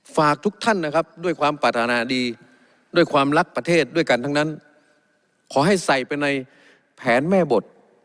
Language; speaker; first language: Thai; native; Thai